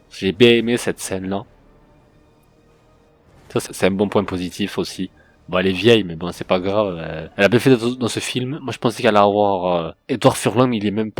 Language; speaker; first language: French; native; French